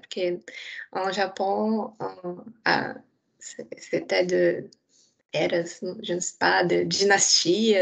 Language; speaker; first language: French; non-native, learner; Portuguese